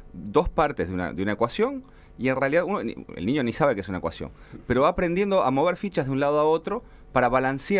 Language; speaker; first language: Spanish; native; Spanish